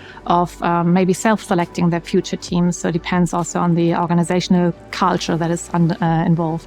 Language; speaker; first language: English; non-native, fluent; German